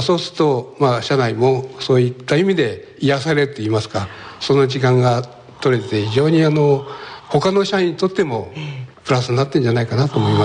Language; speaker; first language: Japanese; native; Japanese